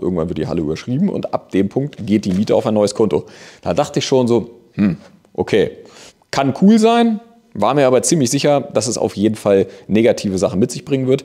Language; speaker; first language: German; native; German